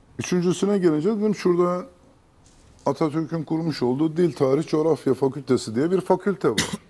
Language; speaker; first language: Turkish; non-native, local second language; Kurdish